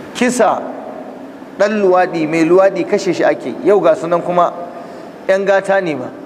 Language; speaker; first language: Hausa; native; Hausa